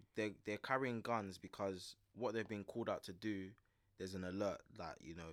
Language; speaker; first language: English; native; English